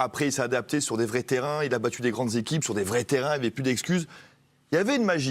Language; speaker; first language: French; native; French